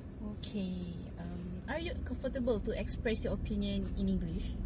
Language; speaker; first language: English; non-native, local second language; Malay